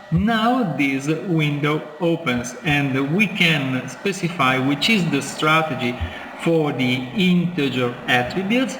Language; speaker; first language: English; non-native, fluent; Italian